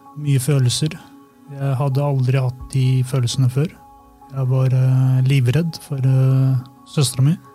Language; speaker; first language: Norwegian; early bilingual, other home language; Albanian